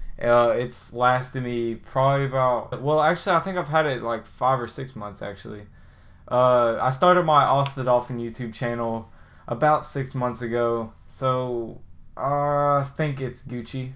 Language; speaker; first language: English; native; English